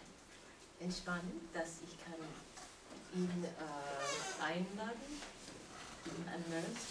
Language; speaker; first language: German; non-native, learner; English